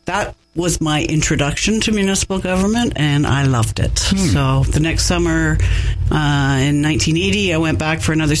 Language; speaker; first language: English; native; English